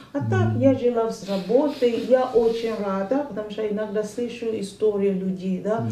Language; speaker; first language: Russian; non-native, fluent; Yoruba